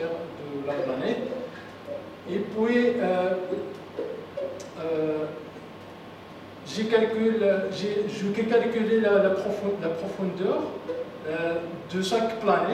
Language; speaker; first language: French; non-native, local second language; Arabic